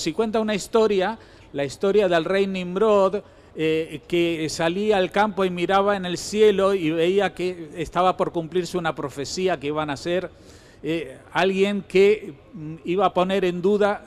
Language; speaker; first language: Spanish; native; Spanish